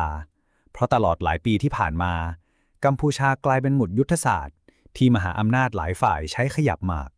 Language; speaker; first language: Thai; native; Thai